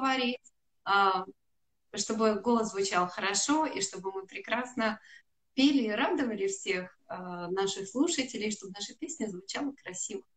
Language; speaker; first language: Russian; native; Russian